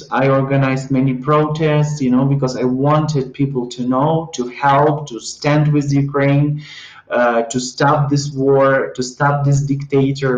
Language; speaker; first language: English; non-native, fluent; Ukrainian